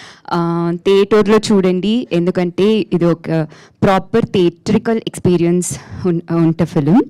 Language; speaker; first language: Telugu; non-native, fluent; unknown